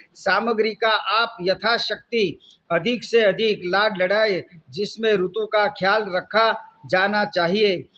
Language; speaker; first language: Hindi; non-native, local second language; Gujarati